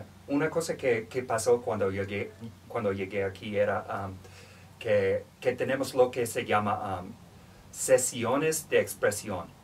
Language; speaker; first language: Spanish; non-native, fluent; English